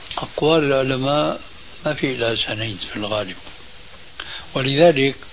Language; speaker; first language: Arabic; early bilingual, other home language; Albanian